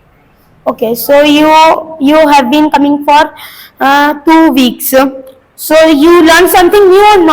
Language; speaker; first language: English; non-native, learner; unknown